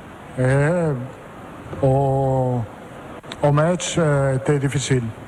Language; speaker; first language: French; non-native, learner; Italian